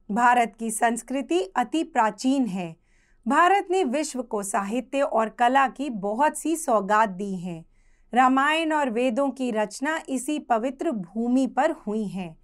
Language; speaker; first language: Hindi; native; Hindi